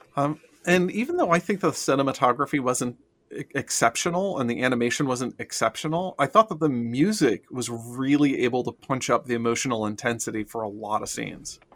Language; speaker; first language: English; native; English